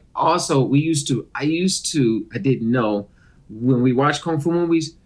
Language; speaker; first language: English; native; English